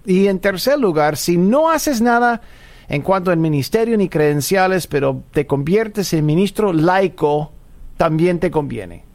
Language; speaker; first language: Spanish; non-native, fluent; English